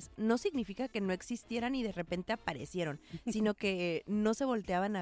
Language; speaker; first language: Spanish; native; Spanish